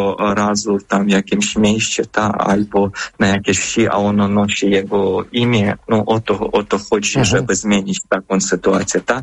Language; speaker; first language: Polish; non-native, fluent; Ukrainian